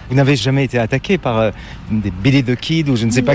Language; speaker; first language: French; native; French